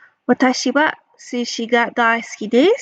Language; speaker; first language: Japanese; non-native, fluent; English